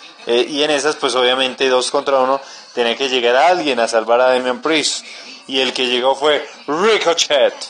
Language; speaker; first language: Spanish; native; Spanish